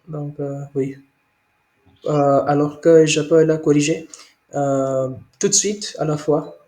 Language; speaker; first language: French; non-native, learner; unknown